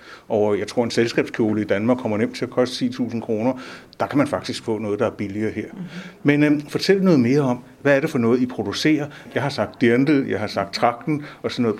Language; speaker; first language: Danish; native; Danish